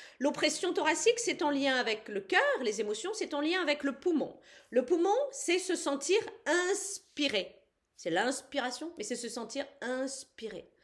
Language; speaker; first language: French; native; French